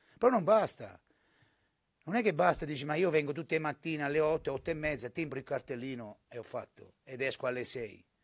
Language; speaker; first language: Italian; native; Italian